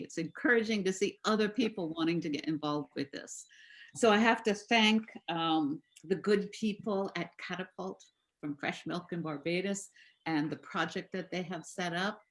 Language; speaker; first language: English; native; English